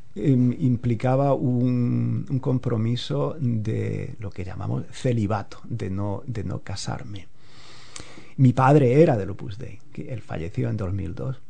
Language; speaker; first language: Spanish; native; Spanish